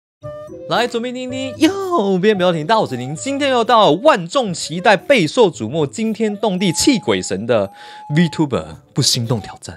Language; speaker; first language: Chinese; native; Chinese